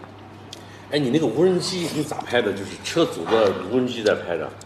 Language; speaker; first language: Chinese; native; Chinese